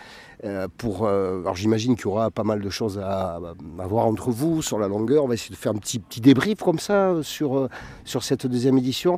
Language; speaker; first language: French; native; French